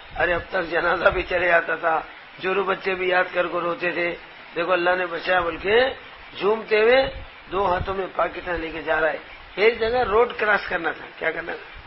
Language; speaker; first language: Urdu; native; Urdu